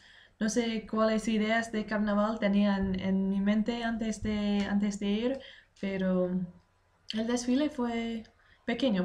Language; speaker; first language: Spanish; non-native, learner; English